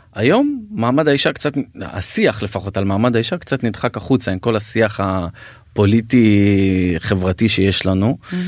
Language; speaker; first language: Hebrew; native; Hebrew